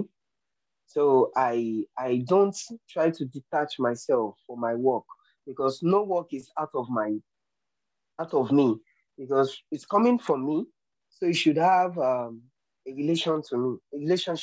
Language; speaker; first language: English; non-native, local second language; Yoruba